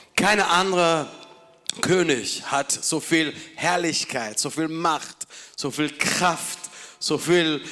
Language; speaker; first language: German; non-native, learner; Italian